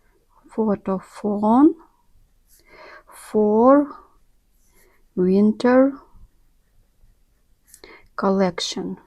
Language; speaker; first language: English; non-native, learner; Russian